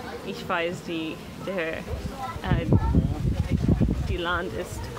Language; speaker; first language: German; non-native, learner; English